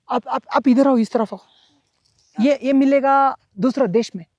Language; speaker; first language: Hindi; non-native, local second language; Kannada